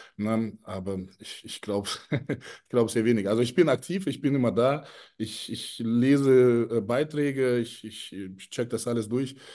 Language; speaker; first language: German; early bilingual, other home language; Russian